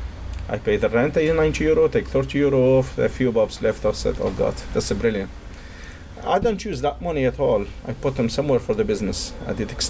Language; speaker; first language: English; non-native, fluent; Arabic